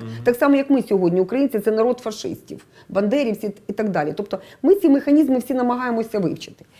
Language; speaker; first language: Ukrainian; native; Ukrainian